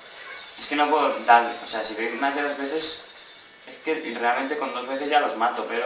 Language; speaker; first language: Spanish; native; Spanish